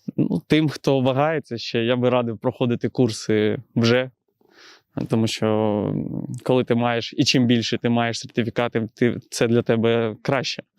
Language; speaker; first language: Ukrainian; native; Ukrainian